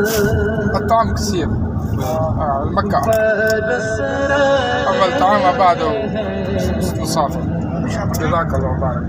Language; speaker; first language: Arabic; non-native, learner; Urdu